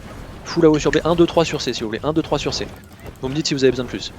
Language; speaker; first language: French; native; French